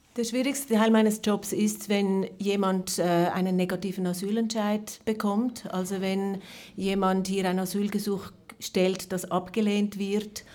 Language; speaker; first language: German; native; German